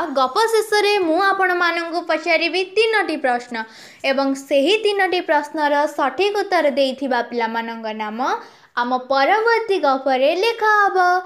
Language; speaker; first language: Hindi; non-native, local second language; Odia